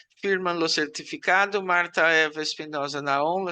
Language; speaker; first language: Portuguese; non-native, learner; Spanish